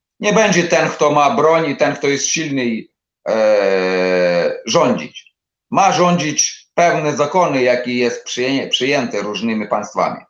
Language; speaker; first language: Polish; non-native, learner; Ukrainian